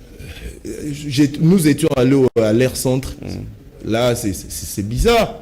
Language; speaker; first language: French; non-native, local second language; Lingala